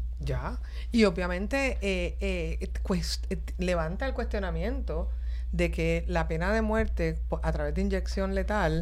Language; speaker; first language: Spanish; native; Spanish